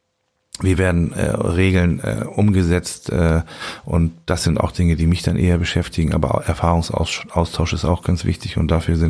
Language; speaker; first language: German; native; German